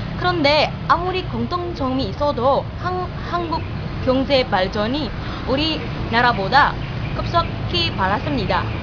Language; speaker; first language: Korean; non-native, learner; Indonesian